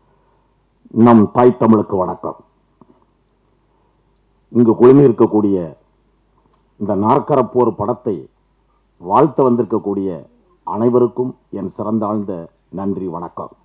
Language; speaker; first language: Tamil; native; Tamil